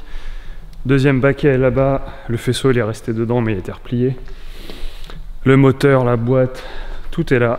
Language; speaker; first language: French; native; French